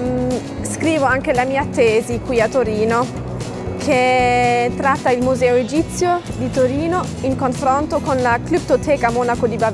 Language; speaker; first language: Italian; non-native, fluent; German